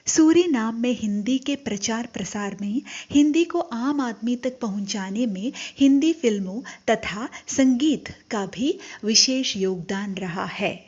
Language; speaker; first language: Hindi; non-native, local second language; Malayalam